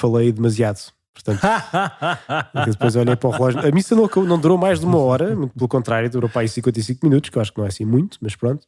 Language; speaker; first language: Portuguese; native; Portuguese